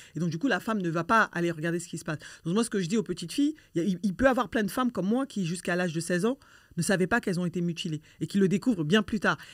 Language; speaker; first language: French; native; French